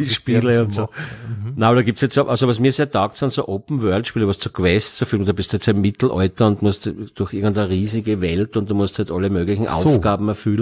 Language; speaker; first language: German; native; German